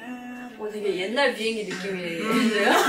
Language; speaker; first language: Korean; native; Korean